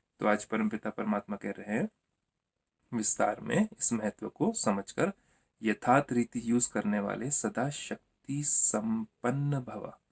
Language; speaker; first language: Hindi; native; Hindi